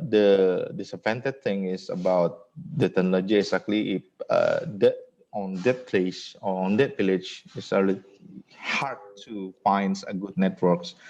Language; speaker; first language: English; non-native, fluent; Indonesian